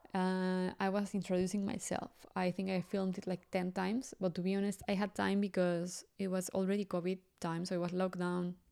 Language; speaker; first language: English; non-native, fluent; Spanish